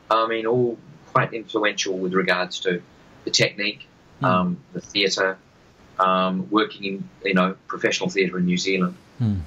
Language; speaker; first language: English; native; English